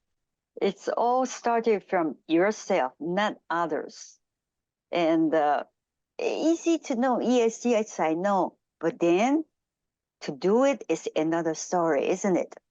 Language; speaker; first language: English; non-native, fluent; Japanese